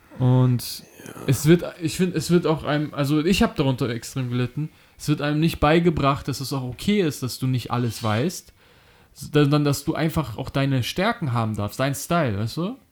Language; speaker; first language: German; native; German